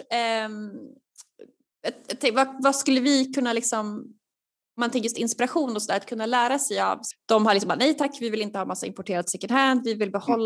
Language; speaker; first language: Swedish; native; Swedish